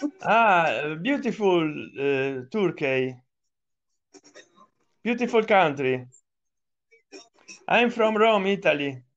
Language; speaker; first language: English; non-native, learner; Italian